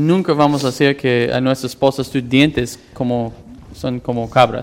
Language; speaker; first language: Spanish; non-native, fluent; English